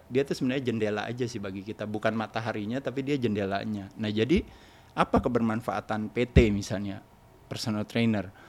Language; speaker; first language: Indonesian; native; Indonesian